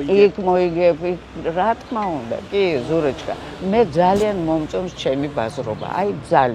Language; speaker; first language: Georgian; non-native, local second language; Russian